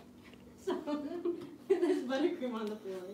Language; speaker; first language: English; native; English